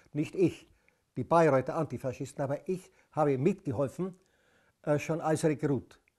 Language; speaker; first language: German; native; German